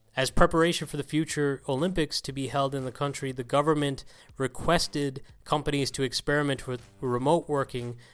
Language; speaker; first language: English; native; English